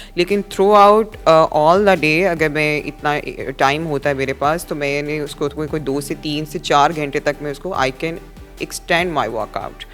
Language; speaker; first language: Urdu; non-native, local second language; Punjabi